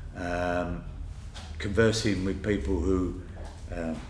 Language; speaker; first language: English; native; English